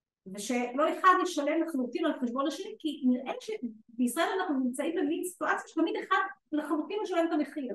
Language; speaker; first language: Hebrew; native; Hebrew